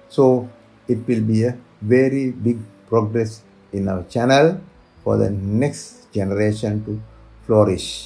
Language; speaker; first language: English; non-native, local second language; Sinhala